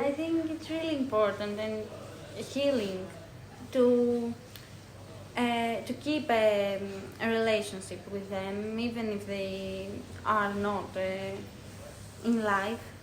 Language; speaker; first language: English; non-native, learner; Greek